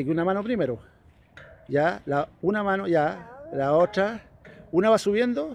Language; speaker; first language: Spanish; native; Spanish